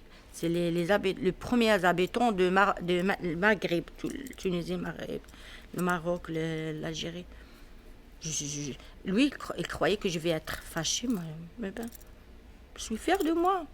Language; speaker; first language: French; non-native, learner; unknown